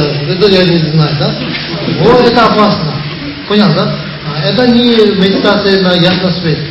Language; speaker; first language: Russian; non-native, learner; Tibetan